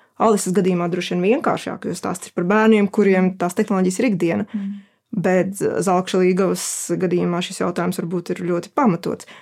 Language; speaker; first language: Latvian; native; Latvian